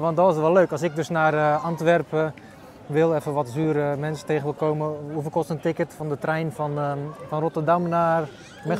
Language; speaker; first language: Dutch; native; Dutch